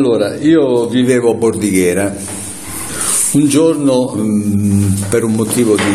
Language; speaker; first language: Italian; native; Italian